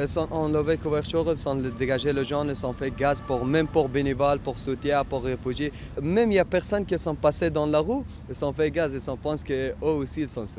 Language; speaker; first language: French; non-native, learner; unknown